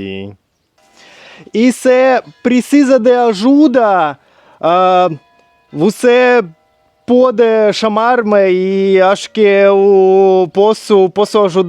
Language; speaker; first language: Portuguese; non-native, learner; Russian